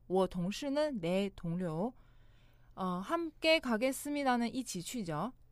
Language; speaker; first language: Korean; non-native, fluent; Chinese